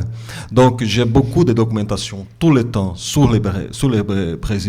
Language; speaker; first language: French; non-native, fluent; Portuguese